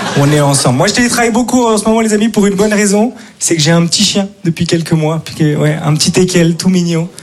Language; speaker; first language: French; native; French